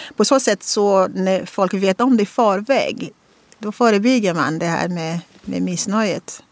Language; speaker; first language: Swedish; non-native, fluent; Portuguese